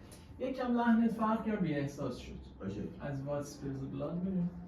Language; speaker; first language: Persian; native; Persian